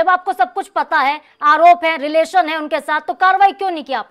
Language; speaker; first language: Hindi; native; Hindi